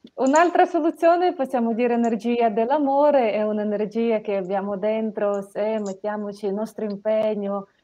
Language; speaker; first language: Italian; non-native, fluent; Ukrainian